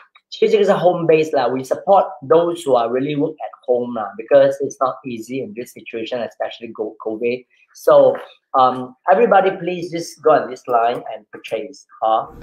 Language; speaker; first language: English; non-native, local second language; Chinese